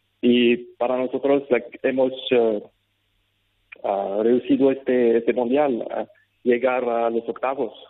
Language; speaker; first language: Spanish; non-native, learner; Arabic